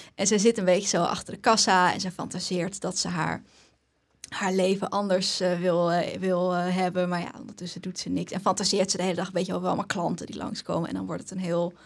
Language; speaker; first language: Dutch; native; Dutch